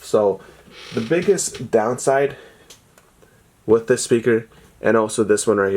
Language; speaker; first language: English; native; English